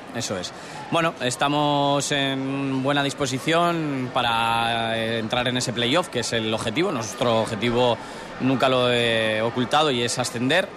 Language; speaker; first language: Spanish; native; Spanish